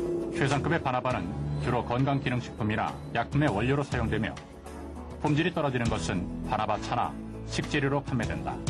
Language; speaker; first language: Korean; native; Korean